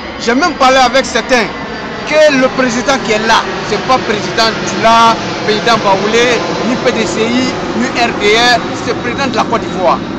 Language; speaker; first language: French; non-native, local second language; Dyula